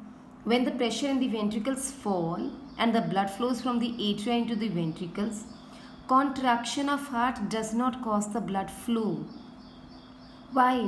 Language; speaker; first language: English; non-native, local second language; Hindi